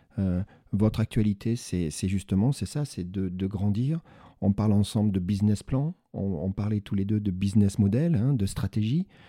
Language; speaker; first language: French; native; French